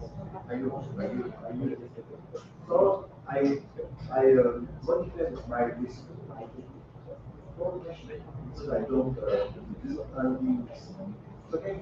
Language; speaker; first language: English; non-native, learner; French